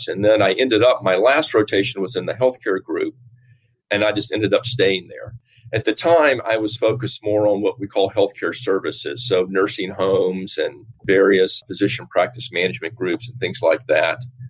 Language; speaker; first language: English; native; English